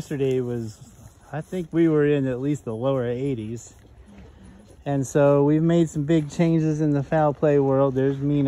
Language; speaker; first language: English; native; English